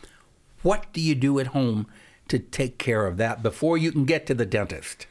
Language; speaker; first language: English; native; English